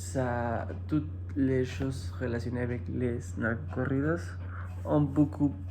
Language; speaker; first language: French; non-native, fluent; Spanish